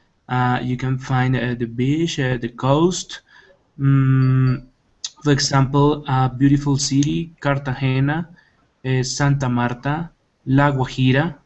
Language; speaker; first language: English; non-native, learner; Spanish